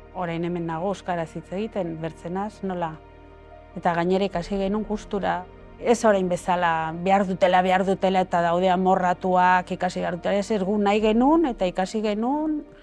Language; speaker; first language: Basque; non-native, local second language; Spanish